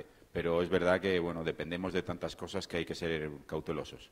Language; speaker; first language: Spanish; native; Spanish